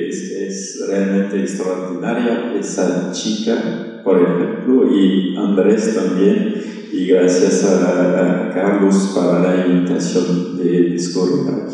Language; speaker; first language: Spanish; non-native, learner; French